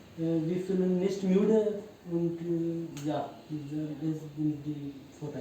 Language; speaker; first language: German; non-native, learner; Hindi